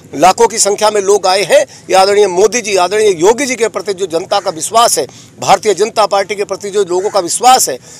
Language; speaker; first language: Hindi; native; Hindi